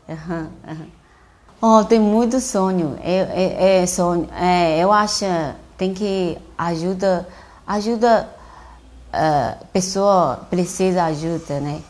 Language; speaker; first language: Portuguese; non-native, learner; Chinese